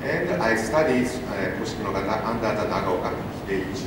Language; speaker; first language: English; non-native, learner; Japanese